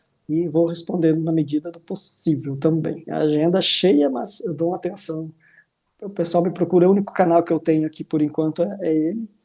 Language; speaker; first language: Portuguese; native; Portuguese